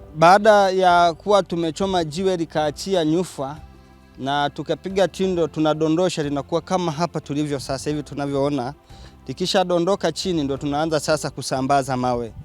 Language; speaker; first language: Swahili; native; Swahili